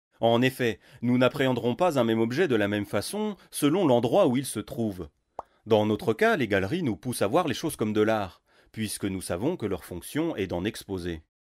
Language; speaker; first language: French; native; French